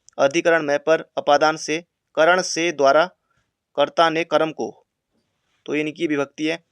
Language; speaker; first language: Hindi; native; Hindi